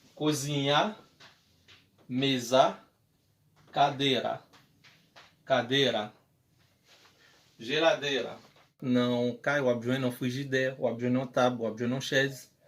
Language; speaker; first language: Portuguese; non-native, learner; Haitian Creole